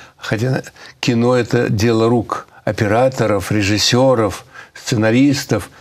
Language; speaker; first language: Russian; native; Russian